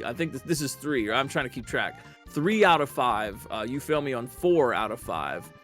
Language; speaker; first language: English; native; English